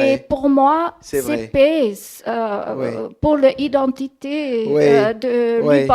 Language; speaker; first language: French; non-native, fluent; German